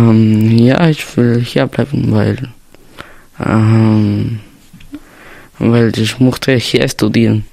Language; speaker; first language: German; non-native, learner; Spanish